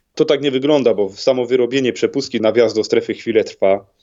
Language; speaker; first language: Polish; native; Polish